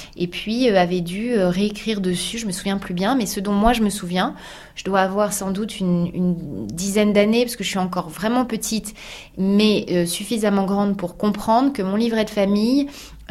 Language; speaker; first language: French; native; French